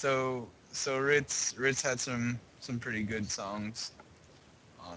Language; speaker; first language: English; native; English